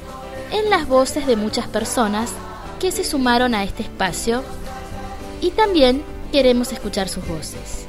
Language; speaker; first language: Spanish; native; Spanish